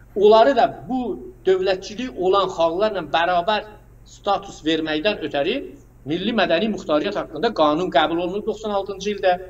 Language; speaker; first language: Azerbaijani; non-native, local second language; Talysh